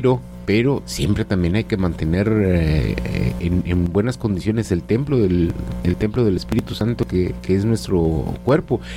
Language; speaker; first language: Spanish; native; Spanish